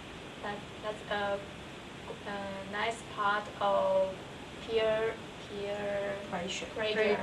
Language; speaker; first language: English; non-native, learner; Chinese